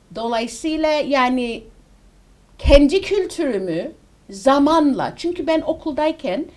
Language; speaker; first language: Turkish; early bilingual, heritage; Turkish